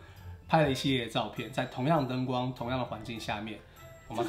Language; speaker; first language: Chinese; native; Chinese